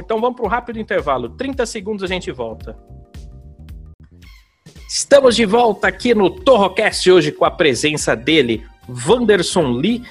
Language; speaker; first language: Portuguese; native; Portuguese